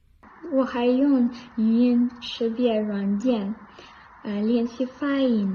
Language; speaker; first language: Chinese; non-native, learner; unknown